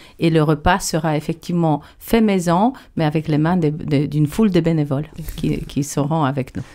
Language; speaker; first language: French; non-native, fluent; Polish